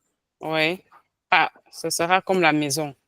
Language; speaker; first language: French; non-native, local second language; Ghomala